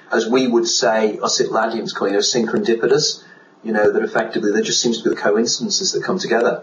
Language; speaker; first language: English; native; English